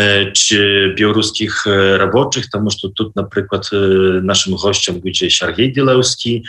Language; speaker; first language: Belarusian; non-native, local second language; Polish